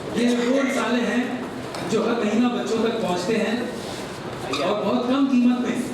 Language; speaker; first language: Urdu; native; Urdu